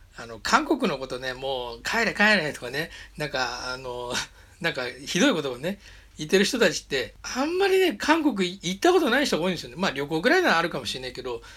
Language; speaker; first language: Japanese; native; Japanese